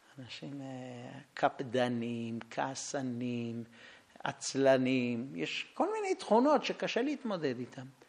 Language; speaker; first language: Hebrew; non-native, fluent; English